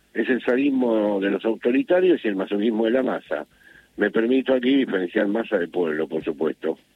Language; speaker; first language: Spanish; native; Spanish